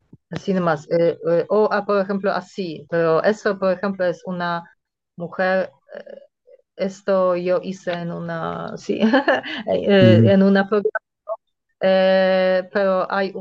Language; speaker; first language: Spanish; non-native, fluent; Polish